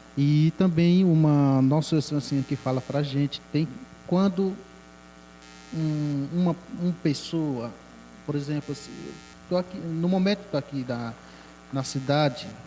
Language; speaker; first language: Portuguese; non-native, local second language; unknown